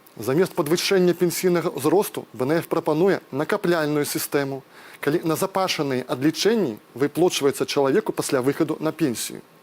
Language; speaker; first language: Belarusian; non-native, local second language; Russian